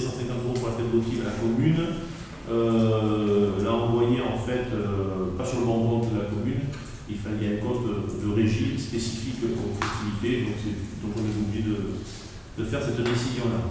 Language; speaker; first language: French; native; French